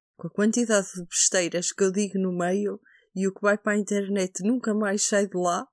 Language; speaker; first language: Portuguese; native; Portuguese